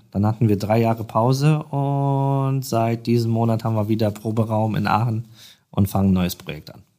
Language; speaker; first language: German; non-native, fluent; Polish